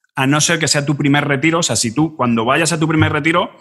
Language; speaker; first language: Spanish; native; Spanish